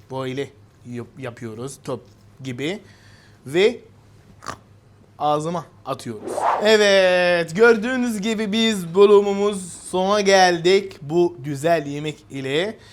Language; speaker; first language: Turkish; non-native, fluent; Arabic